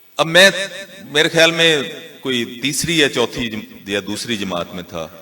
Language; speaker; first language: Urdu; non-native, local second language; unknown